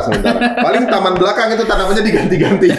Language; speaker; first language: Indonesian; native; Indonesian